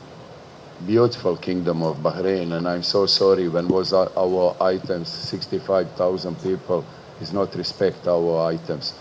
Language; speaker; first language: English; non-native, learner; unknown